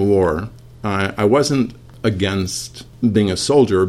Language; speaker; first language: English; native; English